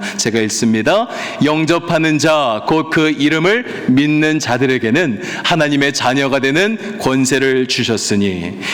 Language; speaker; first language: Korean; native; Korean